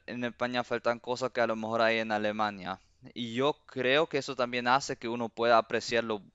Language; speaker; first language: Spanish; early bilingual, heritage; Spanish